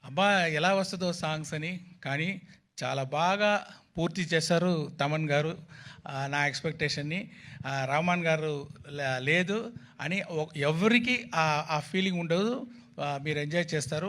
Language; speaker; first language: Telugu; non-native, fluent; Tamil